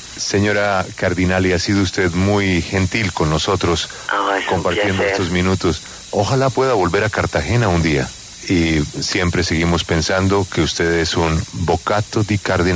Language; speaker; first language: Spanish; native; Spanish